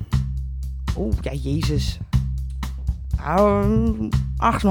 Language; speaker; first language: Dutch; native; Dutch